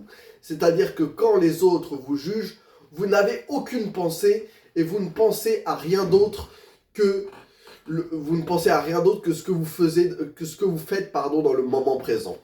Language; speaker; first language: French; native; French